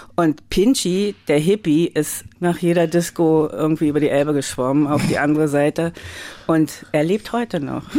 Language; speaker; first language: German; native; German